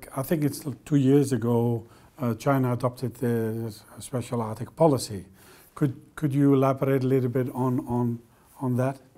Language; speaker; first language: English; non-native, fluent; Icelandic